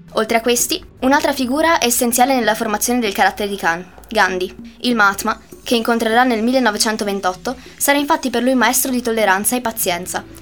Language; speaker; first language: Italian; native; Italian